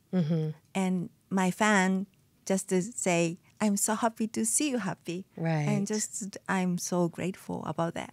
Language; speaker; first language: English; non-native, fluent; Japanese